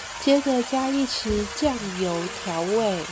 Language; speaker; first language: Chinese; native; Chinese